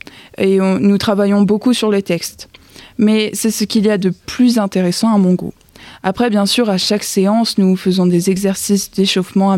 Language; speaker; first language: French; native; French